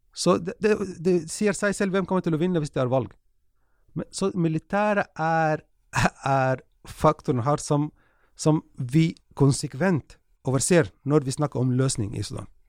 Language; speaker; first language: Norwegian; non-native, fluent; Arabic